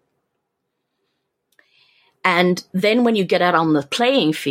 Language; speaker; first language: English; native; English